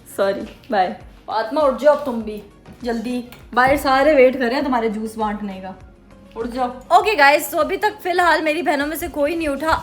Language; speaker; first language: Urdu; non-native, local second language; Punjabi